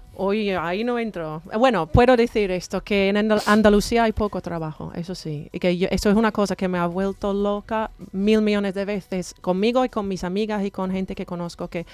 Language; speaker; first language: Spanish; non-native, fluent; English